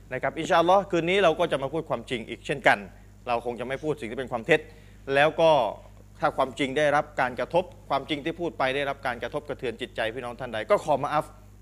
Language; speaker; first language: Thai; native; Thai